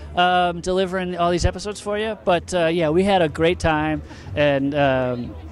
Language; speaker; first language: English; native; English